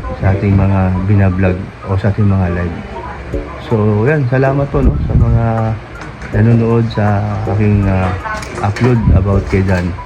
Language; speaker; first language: Filipino; native; Filipino